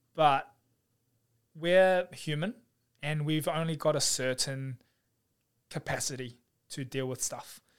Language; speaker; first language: English; native; English